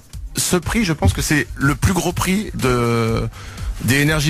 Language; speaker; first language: French; native; French